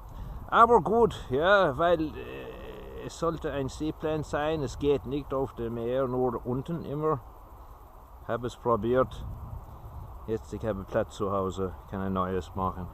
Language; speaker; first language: German; non-native, learner; English